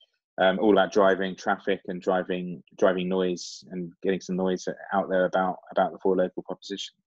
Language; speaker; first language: English; native; English